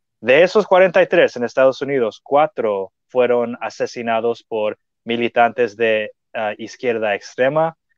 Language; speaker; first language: Spanish; non-native, fluent; English